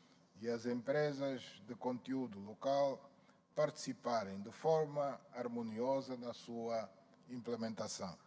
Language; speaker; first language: Portuguese; native; Portuguese